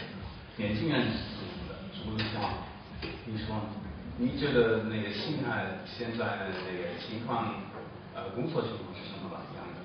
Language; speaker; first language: Chinese; non-native, learner; German